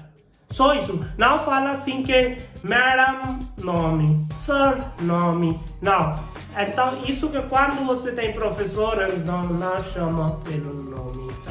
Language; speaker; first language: Portuguese; non-native, learner; Hindi